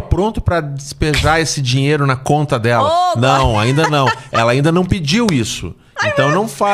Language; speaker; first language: Portuguese; native; Portuguese